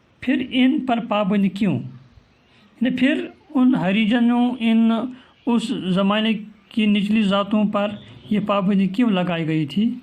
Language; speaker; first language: Urdu; native; Urdu